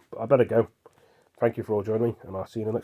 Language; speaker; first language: English; native; English